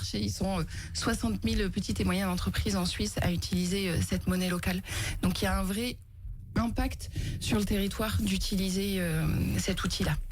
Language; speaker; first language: French; native; French